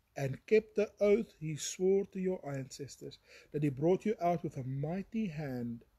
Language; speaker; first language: English; non-native, local second language; Afrikaans